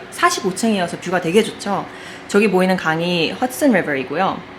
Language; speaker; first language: Korean; native; Korean